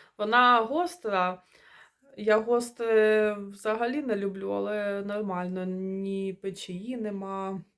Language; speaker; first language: Ukrainian; non-native, local second language; Russian